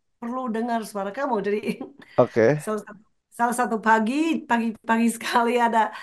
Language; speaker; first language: Indonesian; non-native, fluent; English